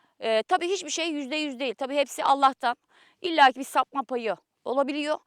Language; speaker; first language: Turkish; native; Turkish